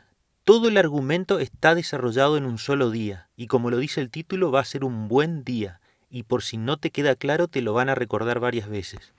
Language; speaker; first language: Spanish; native; Spanish